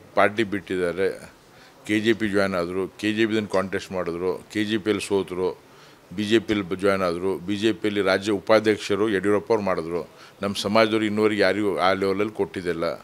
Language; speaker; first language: Kannada; non-native, local second language; Lambadi